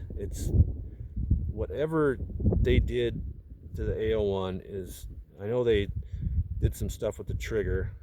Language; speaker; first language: English; native; English